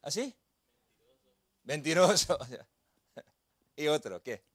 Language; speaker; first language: Spanish; non-native, learner; Korean